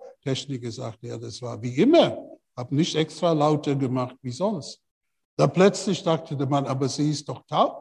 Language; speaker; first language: German; non-native, fluent; English